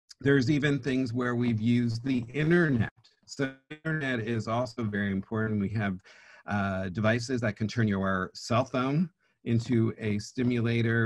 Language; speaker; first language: English; native; English